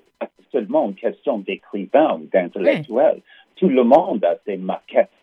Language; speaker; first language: French; non-native, fluent; English